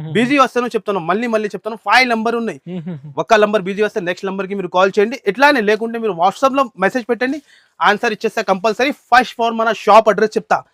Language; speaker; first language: Telugu; non-native, local second language; Urdu